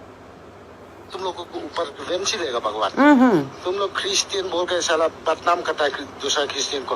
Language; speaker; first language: Hindi; non-native, local second language; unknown